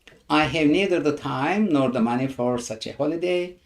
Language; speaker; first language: English; non-native, fluent; Turkish